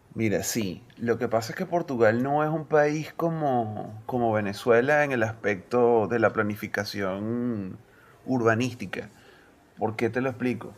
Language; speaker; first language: Spanish; native; Spanish